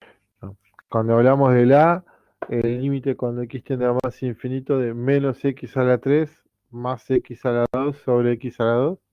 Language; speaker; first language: Spanish; native; Spanish